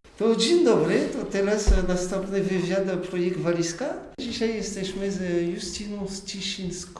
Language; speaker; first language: Polish; non-native, learner; French